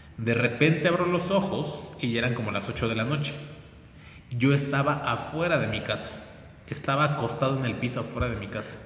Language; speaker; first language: Spanish; native; Spanish